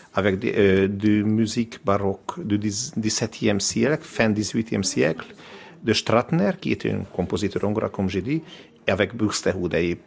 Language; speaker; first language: French; non-native, learner; Hungarian